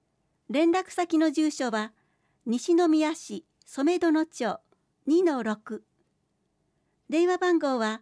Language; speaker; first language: Japanese; native; Japanese